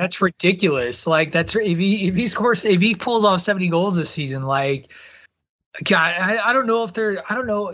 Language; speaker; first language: English; native; English